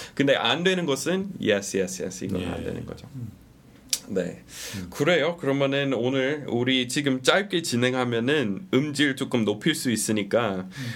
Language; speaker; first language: Korean; non-native, fluent; English